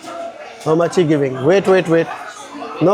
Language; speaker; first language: English; non-native, learner; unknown